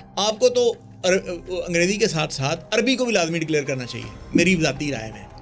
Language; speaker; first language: Urdu; non-native, local second language; Punjabi